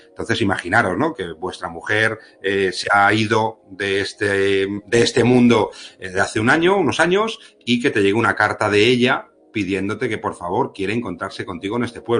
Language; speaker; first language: Spanish; native; Spanish